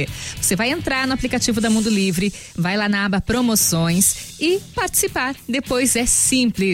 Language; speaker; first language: Portuguese; native; Portuguese